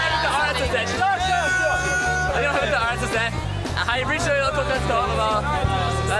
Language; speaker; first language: Hebrew; non-native, learner; English